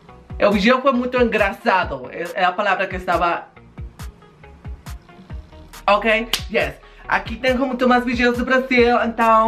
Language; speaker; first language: Portuguese; non-native, learner; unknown